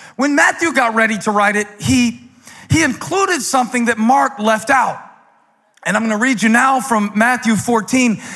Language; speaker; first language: English; native; English